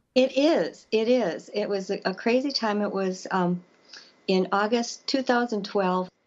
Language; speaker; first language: English; native; English